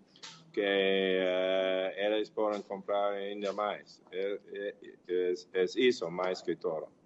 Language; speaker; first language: Portuguese; non-native, fluent; English